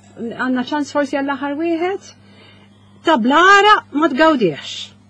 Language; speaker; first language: Maltese; native; Maltese